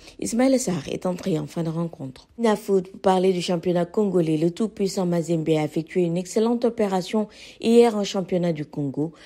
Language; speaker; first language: French; non-native, local second language; Wolof